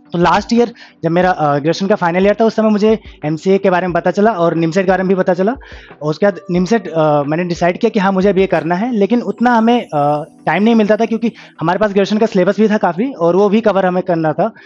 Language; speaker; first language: Hindi; native; Hindi